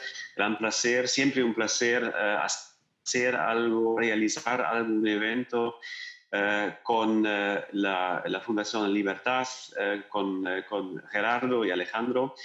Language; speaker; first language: Spanish; non-native, learner; German